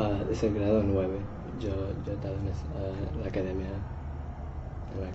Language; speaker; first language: Spanish; early bilingual, heritage; Spanish